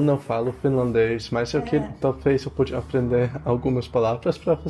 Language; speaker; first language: Portuguese; non-native, learner; English